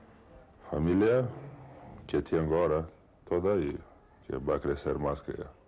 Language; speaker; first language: Spanish; non-native, learner; Lithuanian